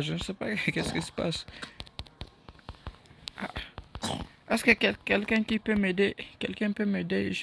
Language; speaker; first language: French; non-native, learner; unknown